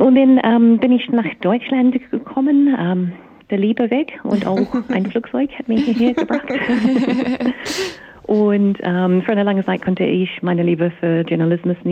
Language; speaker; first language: German; non-native, fluent; English